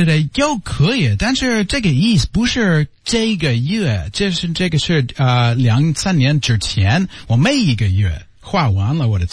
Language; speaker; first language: Chinese; non-native, learner; English